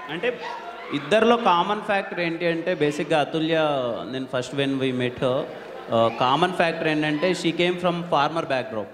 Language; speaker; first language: Telugu; native; Telugu